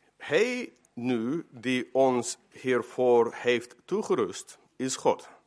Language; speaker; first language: Dutch; non-native, fluent; Spanish